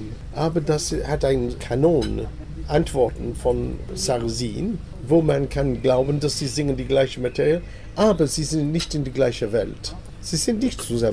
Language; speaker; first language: German; non-native, fluent; English